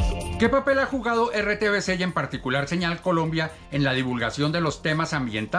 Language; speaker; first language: Spanish; native; Spanish